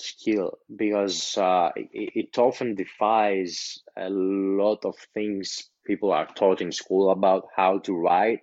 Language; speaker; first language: English; non-native, fluent; Greek